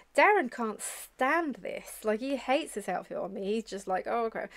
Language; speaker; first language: English; native; English